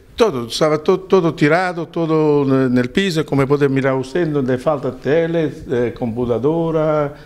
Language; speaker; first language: Spanish; non-native, learner; Italian